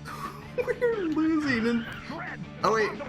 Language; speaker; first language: English; native; English